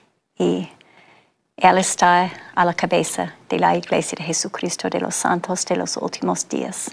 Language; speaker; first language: Spanish; non-native, fluent; English